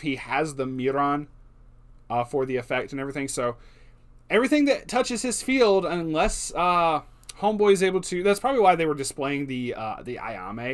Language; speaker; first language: English; native; English